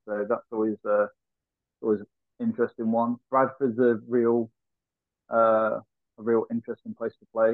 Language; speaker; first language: English; native; English